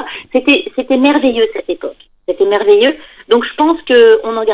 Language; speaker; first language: French; native; French